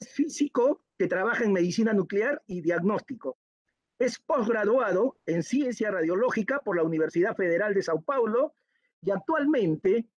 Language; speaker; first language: Spanish; native; Spanish